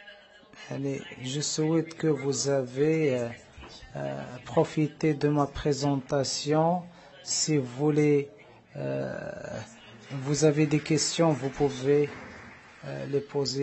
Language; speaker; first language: French; non-native, learner; Arabic